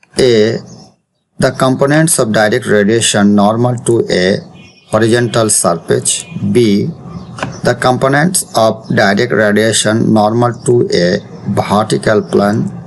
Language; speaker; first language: English; non-native, local second language; Bangla